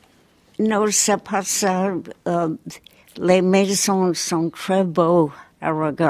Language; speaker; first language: French; non-native, fluent; English